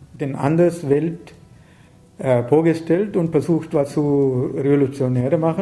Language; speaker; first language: German; non-native, learner; Sinhala